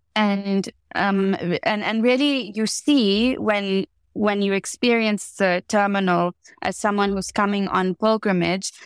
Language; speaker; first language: English; native; English